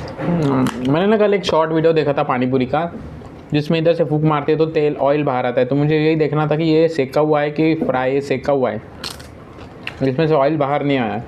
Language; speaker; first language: Hindi; non-native, local second language; Marathi